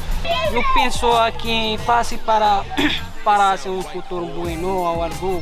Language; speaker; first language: Spanish; non-native, learner; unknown